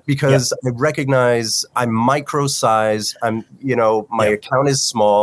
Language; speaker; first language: English; native; English